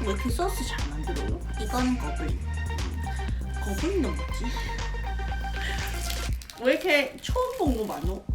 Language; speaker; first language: Korean; non-native, learner; Chinese